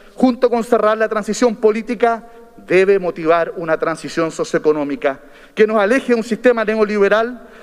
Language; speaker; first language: Spanish; native; Spanish